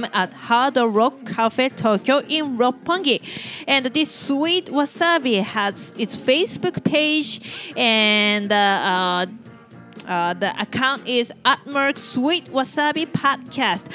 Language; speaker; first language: English; non-native, fluent; Japanese